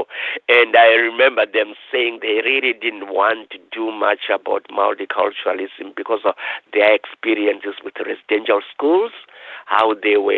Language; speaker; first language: English; non-native, local second language; Shona